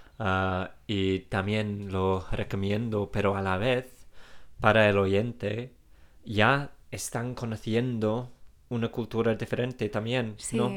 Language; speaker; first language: Spanish; non-native, fluent; English